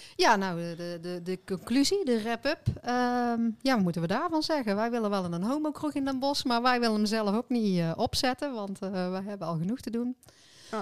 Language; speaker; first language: Dutch; native; Dutch